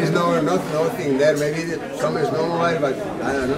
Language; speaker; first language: English; non-native, learner; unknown